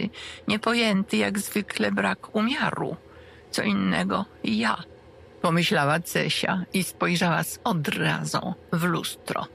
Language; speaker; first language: Polish; native; Polish